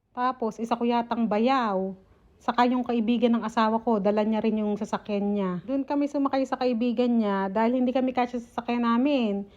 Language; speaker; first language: Filipino; native; Filipino